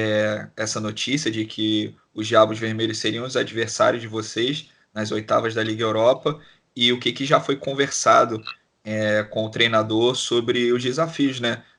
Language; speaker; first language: Portuguese; native; Portuguese